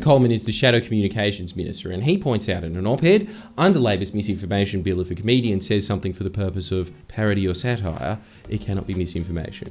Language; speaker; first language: English; native; English